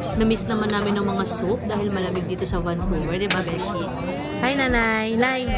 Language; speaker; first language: Filipino; native; Filipino